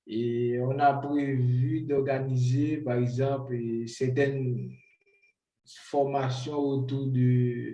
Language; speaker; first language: French; non-native, local second language; Haitian Creole